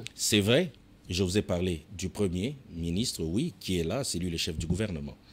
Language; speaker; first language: French; non-native, local second language; Swahili